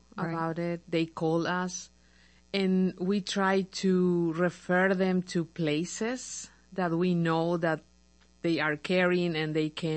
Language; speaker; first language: English; non-native, fluent; Spanish